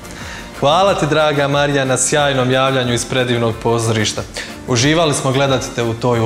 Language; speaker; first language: Croatian; native; Croatian